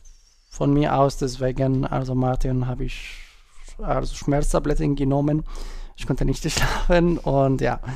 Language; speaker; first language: German; non-native, learner; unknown